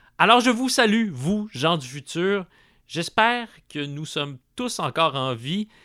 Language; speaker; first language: French; native; French